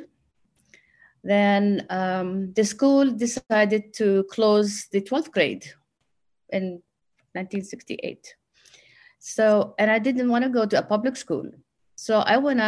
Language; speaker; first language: English; non-native, fluent; Arabic